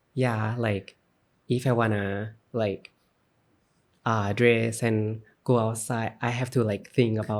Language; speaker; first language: English; non-native, learner; Thai